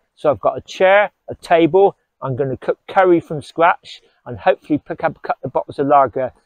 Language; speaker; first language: English; native; English